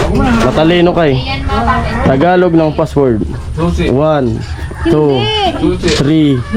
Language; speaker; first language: Filipino; non-native, local second language; Bikol